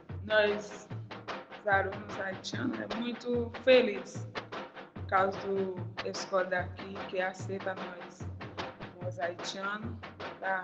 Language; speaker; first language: Portuguese; non-native, learner; Haitian Creole